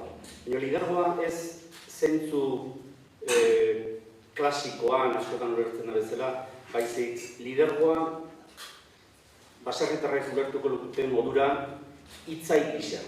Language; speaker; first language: Basque; native; Basque